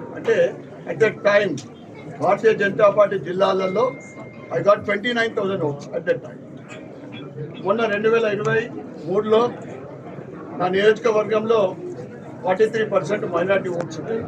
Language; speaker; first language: Telugu; native; Telugu